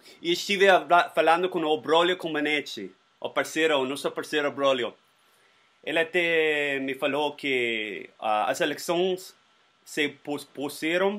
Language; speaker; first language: Portuguese; non-native, learner; Spanish